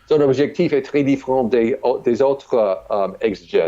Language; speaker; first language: French; non-native, fluent; English